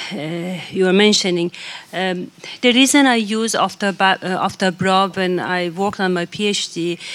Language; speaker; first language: English; non-native, fluent; Persian